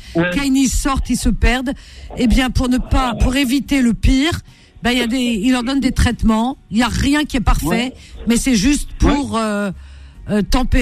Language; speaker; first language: French; native; French